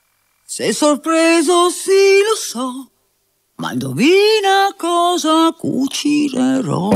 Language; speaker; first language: Italian; native; Italian